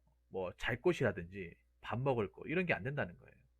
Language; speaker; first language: Korean; native; Korean